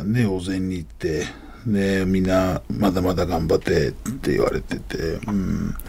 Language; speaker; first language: Japanese; non-native, fluent; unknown